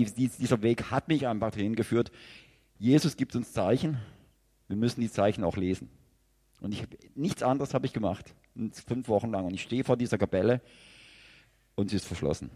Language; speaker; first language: German; native; German